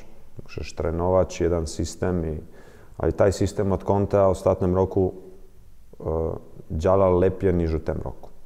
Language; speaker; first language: Polish; non-native, learner; Croatian